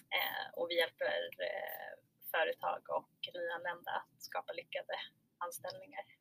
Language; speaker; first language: Swedish; early bilingual, other home language; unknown